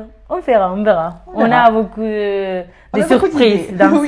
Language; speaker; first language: French; non-native, learner; Spanish